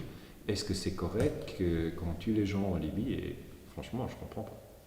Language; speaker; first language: French; non-native, fluent; German